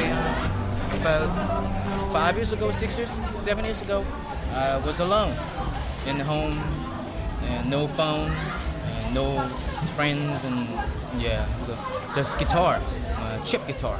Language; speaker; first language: English; non-native, learner; Korean